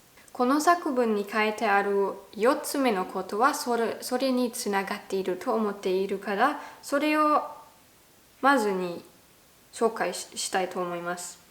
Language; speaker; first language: Japanese; non-native, fluent; German